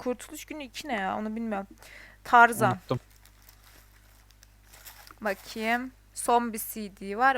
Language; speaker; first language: Turkish; native; Turkish